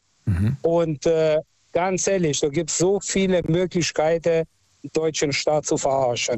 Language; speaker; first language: German; non-native, fluent; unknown